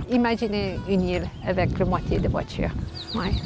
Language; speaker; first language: French; non-native, fluent; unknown